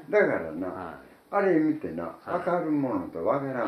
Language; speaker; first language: Japanese; native; Japanese